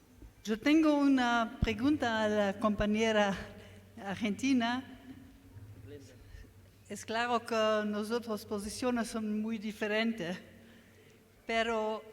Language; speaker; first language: Spanish; non-native, learner; German